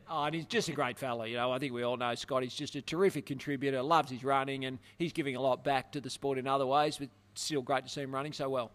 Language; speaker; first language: English; native; English